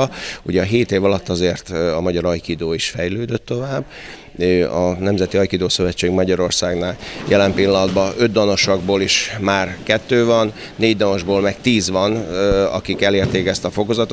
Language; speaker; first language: Hungarian; native; Hungarian